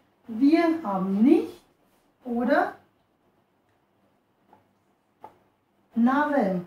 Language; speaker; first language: German; non-native, fluent; Romanian